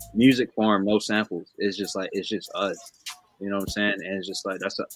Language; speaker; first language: English; native; English